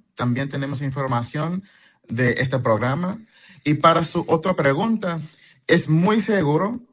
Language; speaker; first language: Spanish; non-native, fluent; English